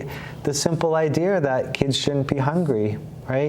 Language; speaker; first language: English; native; English